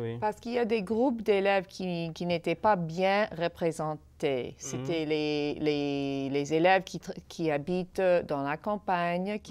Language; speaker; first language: French; non-native, fluent; English